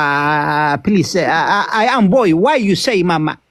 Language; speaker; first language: English; non-native, learner; Tigrinya